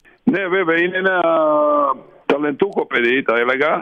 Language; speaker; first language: Greek; non-native, fluent; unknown